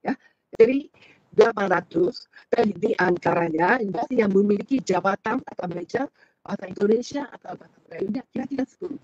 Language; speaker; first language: Indonesian; non-native, fluent; Japanese